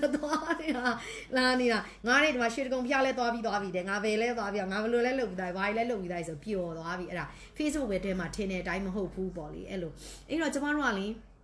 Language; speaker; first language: Burmese; native; Burmese